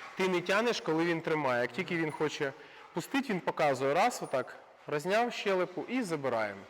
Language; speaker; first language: Ukrainian; non-native, local second language; Russian